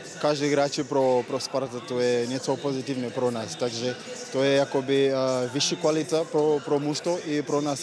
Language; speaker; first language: Czech; non-native, learner; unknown